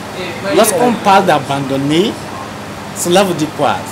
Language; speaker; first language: French; non-native, fluent; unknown